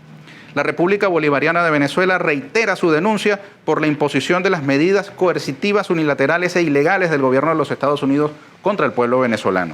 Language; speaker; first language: Spanish; native; Spanish